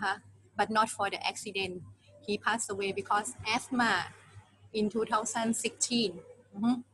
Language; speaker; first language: English; non-native, learner; Thai